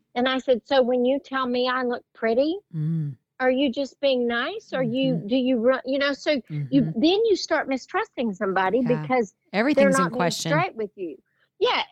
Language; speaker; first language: English; native; English